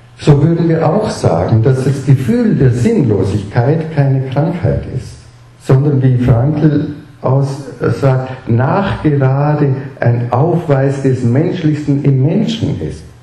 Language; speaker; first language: German; native; German